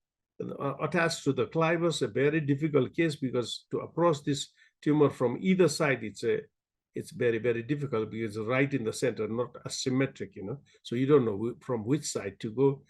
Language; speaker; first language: English; non-native, local second language; Nepali